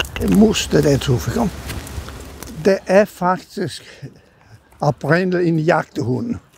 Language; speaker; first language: Danish; non-native, fluent; Italian